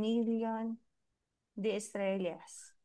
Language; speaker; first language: Spanish; non-native, learner; Filipino